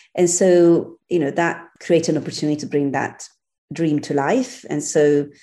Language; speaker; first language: English; non-native, fluent; Italian